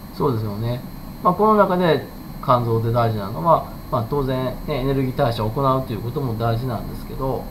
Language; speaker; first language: Japanese; native; Japanese